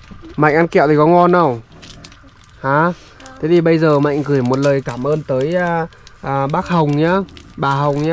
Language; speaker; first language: Vietnamese; native; Vietnamese